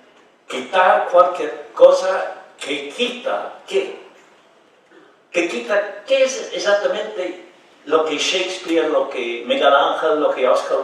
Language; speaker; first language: Spanish; non-native, fluent; English